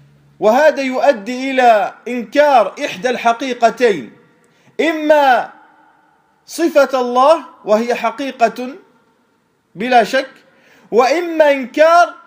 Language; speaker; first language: Arabic; non-native, fluent; French